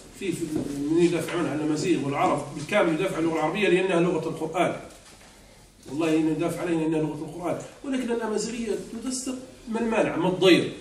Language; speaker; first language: Arabic; non-native, local second language; Berber languages